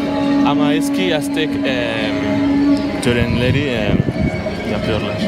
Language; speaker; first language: Turkish; non-native, fluent; Spanish